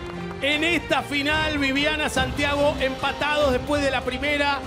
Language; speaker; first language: Spanish; native; Spanish